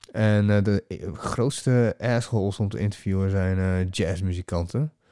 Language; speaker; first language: Dutch; native; Dutch